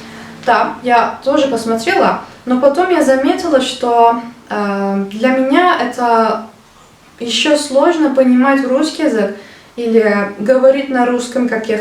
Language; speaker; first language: Russian; non-native, learner; Turkish